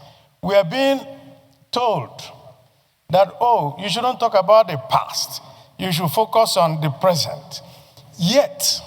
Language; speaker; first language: English; non-native, local second language; Igbo